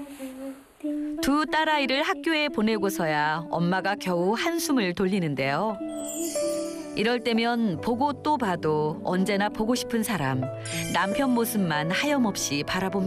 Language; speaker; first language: Korean; native; Korean